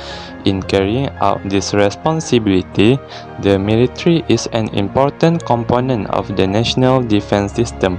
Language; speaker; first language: English; non-native, learner; Malay